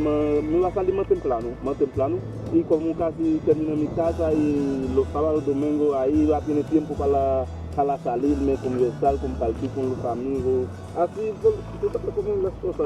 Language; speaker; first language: Spanish; non-native, learner; Haitian Creole